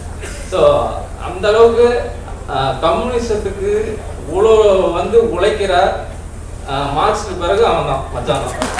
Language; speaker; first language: Tamil; native; Tamil